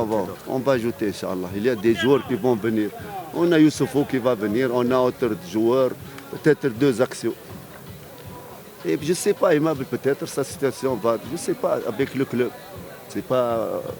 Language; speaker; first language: French; non-native, local second language; Arabic